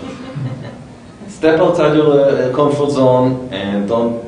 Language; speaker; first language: English; non-native, fluent; Hebrew